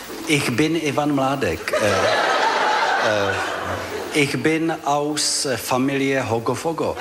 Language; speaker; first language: German; non-native, learner; Czech